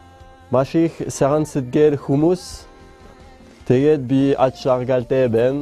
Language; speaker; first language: Mongolian; non-native, learner; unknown